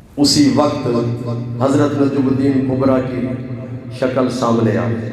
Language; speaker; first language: Urdu; non-native, local second language; Punjabi